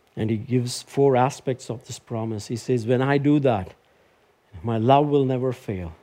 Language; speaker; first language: English; non-native, local second language; Tamil